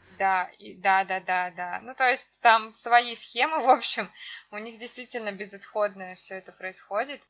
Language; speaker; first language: Russian; native; Russian